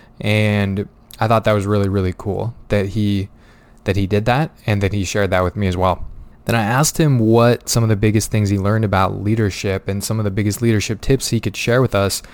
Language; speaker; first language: English; native; English